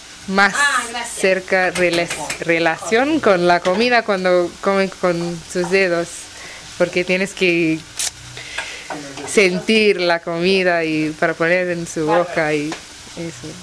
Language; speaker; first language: Spanish; non-native, learner; Tamil